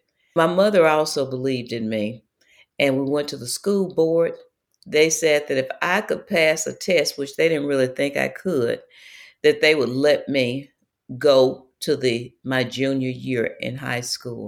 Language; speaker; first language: English; native; English